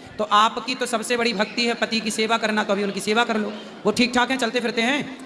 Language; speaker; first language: Hindi; native; Hindi